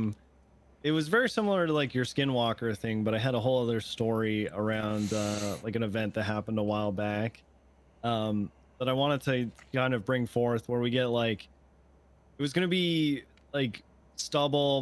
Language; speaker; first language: English; native; English